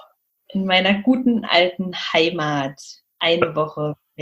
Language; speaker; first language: German; native; German